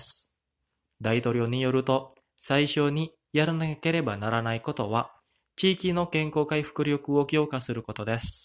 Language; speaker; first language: Japanese; non-native, fluent; Indonesian